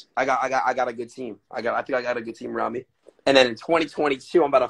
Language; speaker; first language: English; native; English